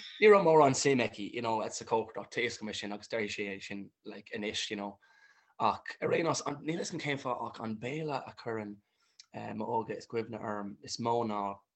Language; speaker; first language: Irish; non-native, local second language; English